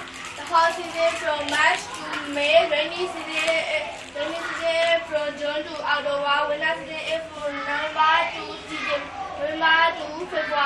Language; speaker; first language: English; non-native, learner; Burmese